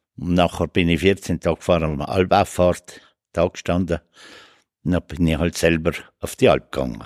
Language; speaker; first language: German; native; German